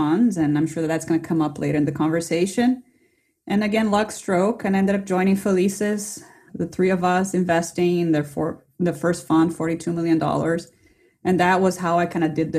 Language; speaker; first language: English; non-native, fluent; Portuguese